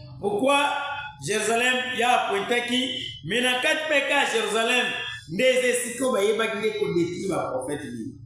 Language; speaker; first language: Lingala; non-native, local second language; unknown